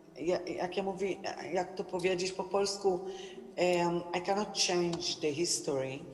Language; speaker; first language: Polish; non-native, learner; Hebrew